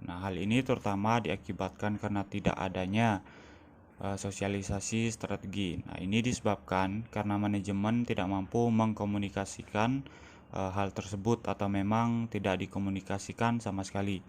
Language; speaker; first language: Indonesian; native; Indonesian